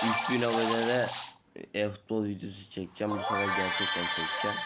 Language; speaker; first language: Turkish; native; Turkish